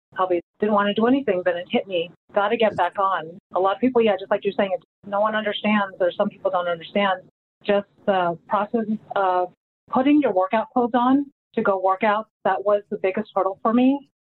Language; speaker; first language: English; early bilingual, other home language; Filipino